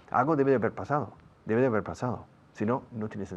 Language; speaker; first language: Spanish; non-native, fluent; English